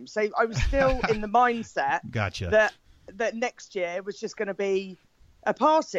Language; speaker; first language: English; native; English